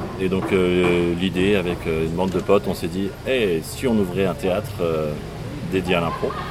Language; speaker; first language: French; native; French